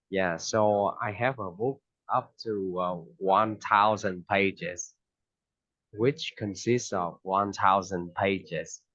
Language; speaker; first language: English; non-native, fluent; Vietnamese